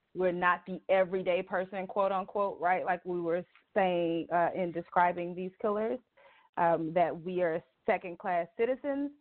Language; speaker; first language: English; native; English